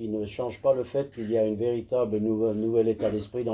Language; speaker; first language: French; native; French